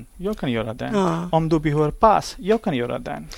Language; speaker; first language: Swedish; non-native, learner; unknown